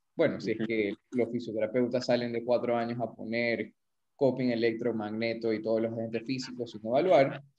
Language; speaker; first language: Spanish; native; Spanish